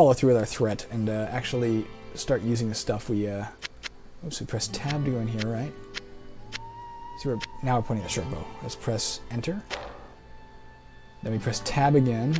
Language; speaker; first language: English; native; English